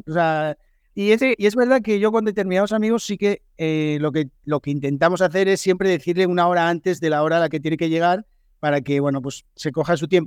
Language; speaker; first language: Spanish; native; Spanish